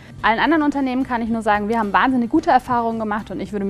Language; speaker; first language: German; native; German